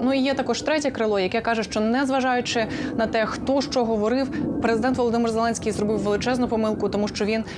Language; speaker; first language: Ukrainian; native; Ukrainian